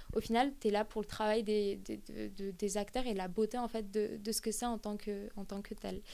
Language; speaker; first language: French; early bilingual, other home language; Armenian